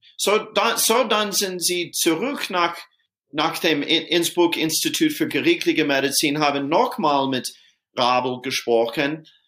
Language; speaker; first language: German; non-native, fluent; English